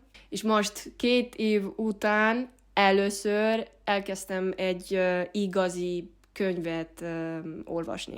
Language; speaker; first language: Hungarian; non-native, learner; Spanish